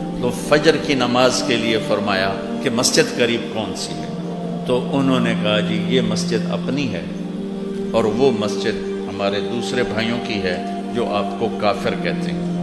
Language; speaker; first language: Urdu; non-native, local second language; Punjabi